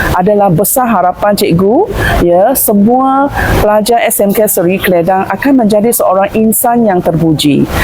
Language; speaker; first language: Malay; non-native, local second language; Chinese